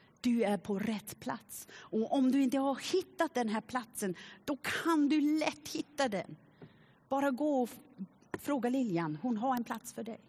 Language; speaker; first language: Swedish; non-native, fluent; German